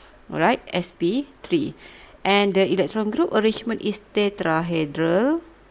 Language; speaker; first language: English; non-native, local second language; Malay